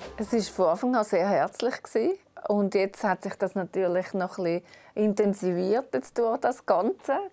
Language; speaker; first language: German; native; German